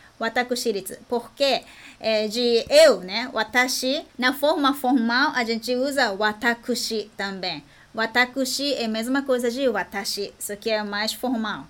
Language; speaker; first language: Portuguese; non-native, fluent; Japanese